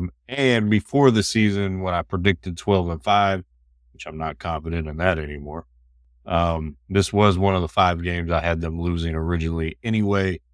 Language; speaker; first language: English; native; English